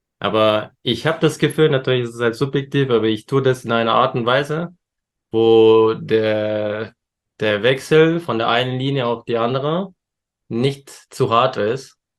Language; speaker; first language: German; early bilingual, other home language; Turkish